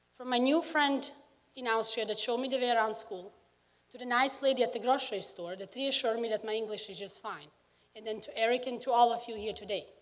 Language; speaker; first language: English; early bilingual, other home language; Bosnian